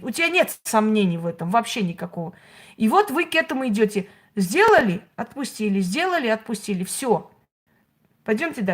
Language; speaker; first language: Russian; native; Russian